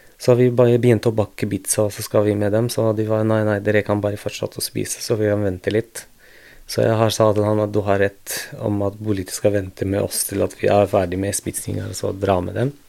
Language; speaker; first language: Norwegian; non-native, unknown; Arabic